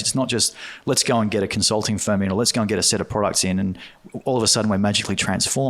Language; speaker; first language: English; native; English